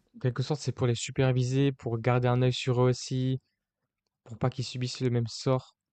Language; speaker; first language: French; native; French